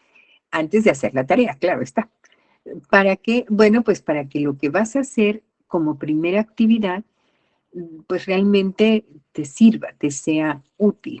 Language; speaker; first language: Spanish; native; Spanish